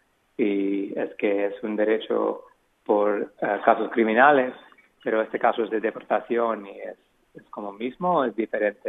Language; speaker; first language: Spanish; non-native, fluent; English